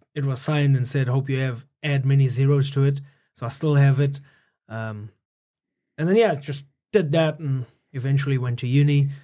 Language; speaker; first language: English; native; English